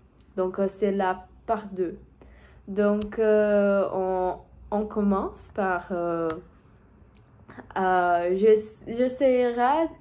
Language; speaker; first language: French; non-native, learner; Portuguese